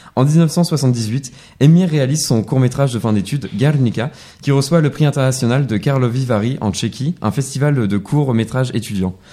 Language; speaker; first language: French; native; French